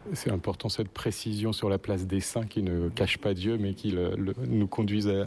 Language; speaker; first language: French; native; French